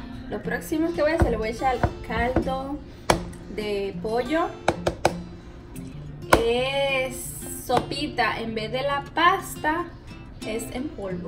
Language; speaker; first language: Spanish; early bilingual, heritage; Spanish